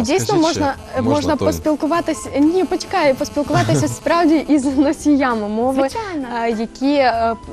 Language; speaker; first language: Ukrainian; native; Ukrainian